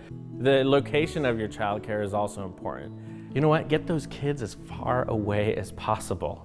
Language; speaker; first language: English; native; English